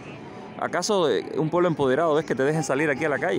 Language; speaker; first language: Spanish; native; Spanish